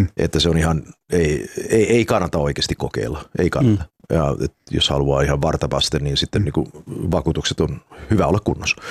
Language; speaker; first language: Finnish; early bilingual, heritage; Finnish